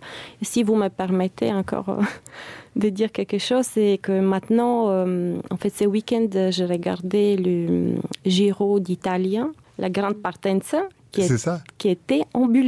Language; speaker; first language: French; non-native, fluent; Bulgarian